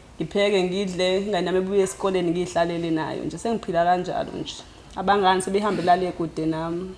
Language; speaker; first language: Zulu; non-native, local second language; Xhosa